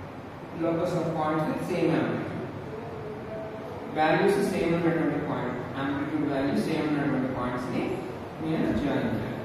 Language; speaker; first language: Telugu; native; Telugu